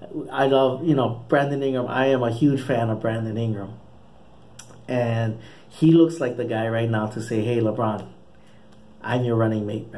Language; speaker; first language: English; native; English